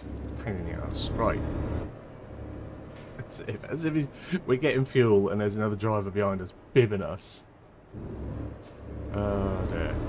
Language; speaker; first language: English; native; English